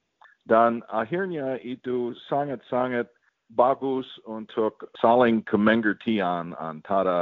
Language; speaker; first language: Indonesian; non-native, fluent; English